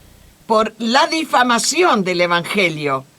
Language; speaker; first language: Spanish; native; Spanish